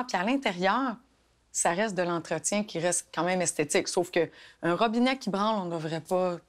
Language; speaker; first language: French; native; French